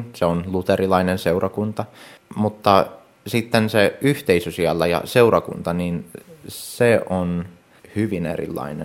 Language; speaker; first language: Finnish; early bilingual, heritage; Finnish